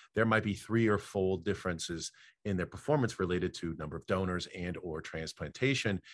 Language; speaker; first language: English; native; English